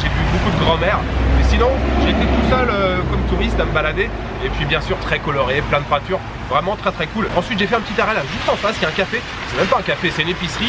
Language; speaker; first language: French; native; French